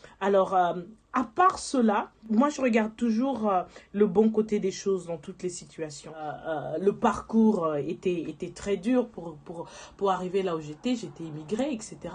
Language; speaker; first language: French; non-native, local second language; Lingala